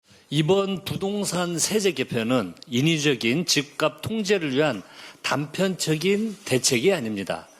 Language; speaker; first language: Korean; native; Korean